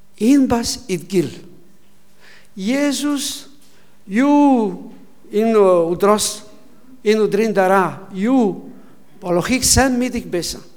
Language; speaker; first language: Mongolian; non-native, learner; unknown